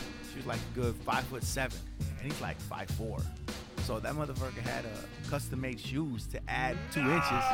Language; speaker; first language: English; early bilingual, other home language; Spanish